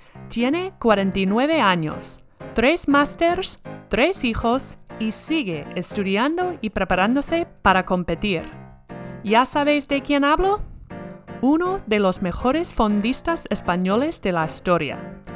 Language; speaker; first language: Spanish; non-native, fluent; English